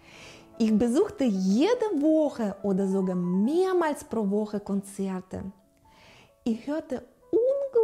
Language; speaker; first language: German; non-native, fluent; Russian